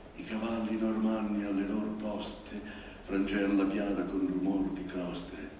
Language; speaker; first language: Italian; non-native, local second language; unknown